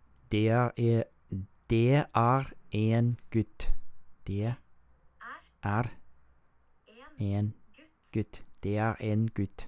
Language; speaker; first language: Norwegian; non-native, learner; English